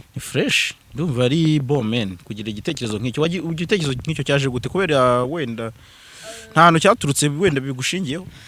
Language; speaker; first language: Kinyarwanda; native; Kinyarwanda